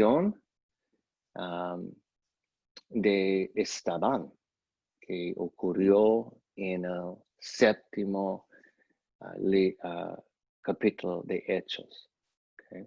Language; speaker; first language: Spanish; non-native, fluent; English